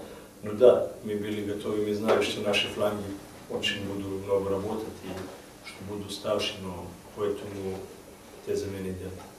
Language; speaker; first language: Russian; non-native, learner; Serbian